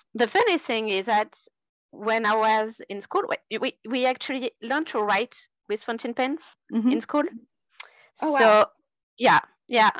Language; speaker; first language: English; non-native, fluent; French